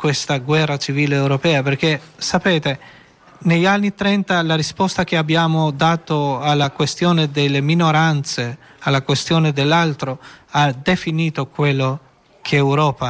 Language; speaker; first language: Italian; non-native, fluent; Albanian